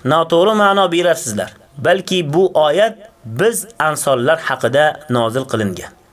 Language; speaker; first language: Uzbek; native; Uzbek